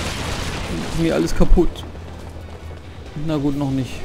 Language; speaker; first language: German; native; German